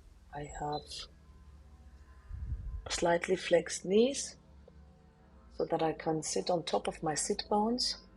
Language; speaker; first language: English; non-native, fluent; German